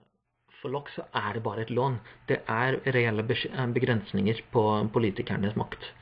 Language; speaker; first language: Norwegian; non-native, fluent; English